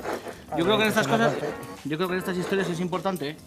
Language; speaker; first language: Spanish; native; Spanish